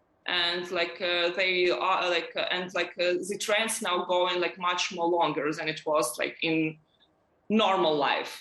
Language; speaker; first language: English; non-native, learner; Ukrainian